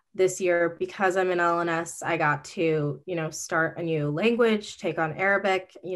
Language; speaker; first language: English; native; English